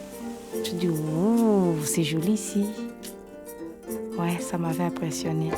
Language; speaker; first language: French; non-native, local second language; Swahili